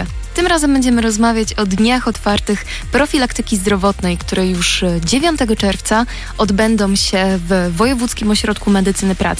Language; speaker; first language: Polish; native; Polish